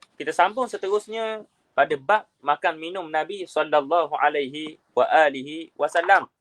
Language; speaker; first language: Malay; native; Malay